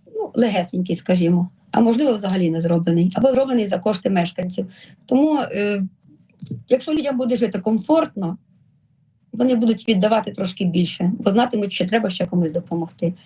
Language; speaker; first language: Ukrainian; native; Ukrainian